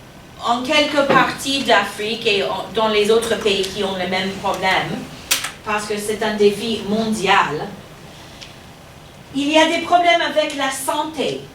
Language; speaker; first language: French; non-native, fluent; English